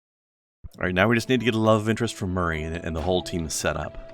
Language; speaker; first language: English; native; English